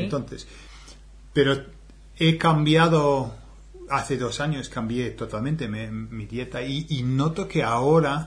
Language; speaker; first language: Spanish; non-native, fluent; English